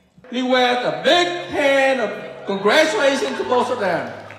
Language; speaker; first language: English; non-native, fluent; Vietnamese